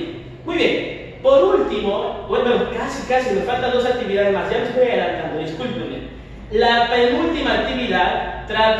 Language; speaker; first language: Spanish; native; Spanish